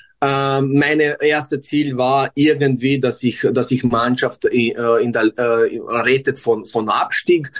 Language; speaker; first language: German; non-native, learner; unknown